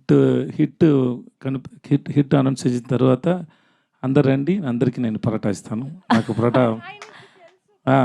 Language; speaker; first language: Telugu; non-native, learner; Tamil